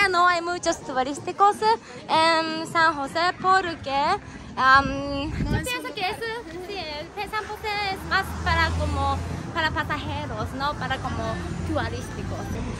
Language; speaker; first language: Spanish; non-native, learner; Japanese